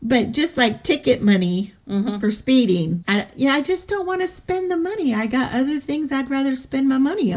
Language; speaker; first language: English; native; English